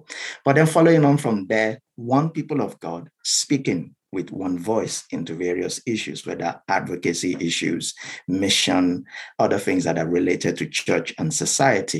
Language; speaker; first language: English; non-native, local second language; Yoruba